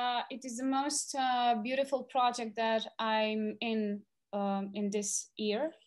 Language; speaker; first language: English; non-native, fluent; Romanian